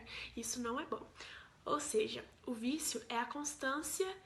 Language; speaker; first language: Portuguese; native; Portuguese